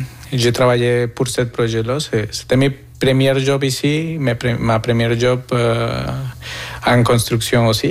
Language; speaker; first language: French; non-native, fluent; Spanish